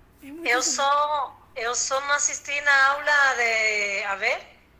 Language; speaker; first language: Portuguese; non-native, learner; Spanish